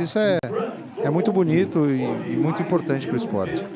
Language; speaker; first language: Portuguese; native; Portuguese